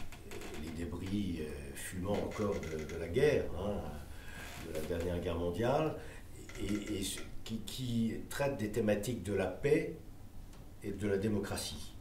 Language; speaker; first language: French; native; French